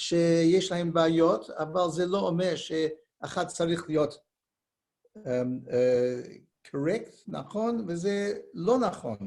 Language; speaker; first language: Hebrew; non-native, learner; English